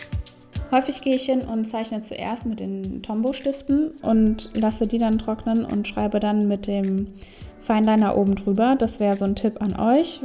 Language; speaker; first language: German; native; German